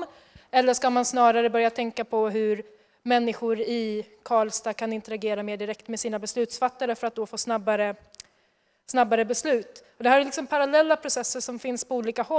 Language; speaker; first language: Swedish; native; Swedish